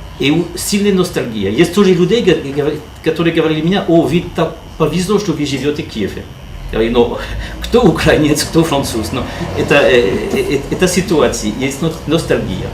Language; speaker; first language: Russian; non-native, learner; French